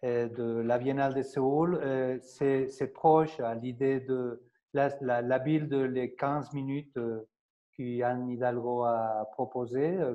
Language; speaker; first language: French; non-native, fluent; Spanish